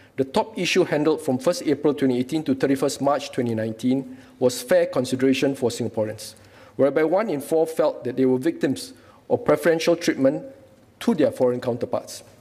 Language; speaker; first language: English; non-native, local second language; Malay